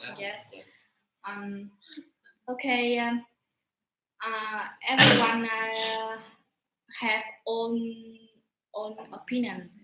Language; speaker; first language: English; non-native, learner; Vietnamese